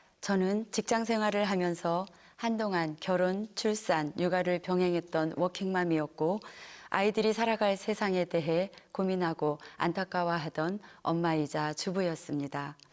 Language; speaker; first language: Korean; native; Korean